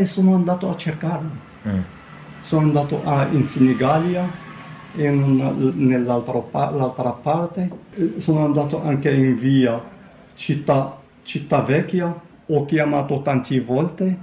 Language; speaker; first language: Italian; non-native, learner; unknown